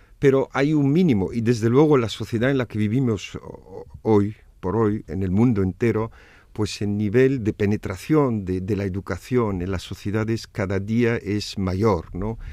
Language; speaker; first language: Spanish; non-native, fluent; Arabic